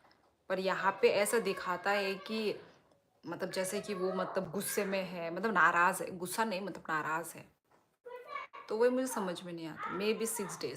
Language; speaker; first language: Hindi; non-native, local second language; Kok Borok